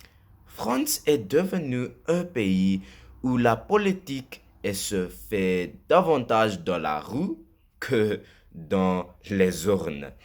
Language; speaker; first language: French; non-native, learner; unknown